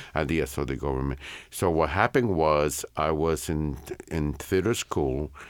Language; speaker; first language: English; non-native, fluent; Spanish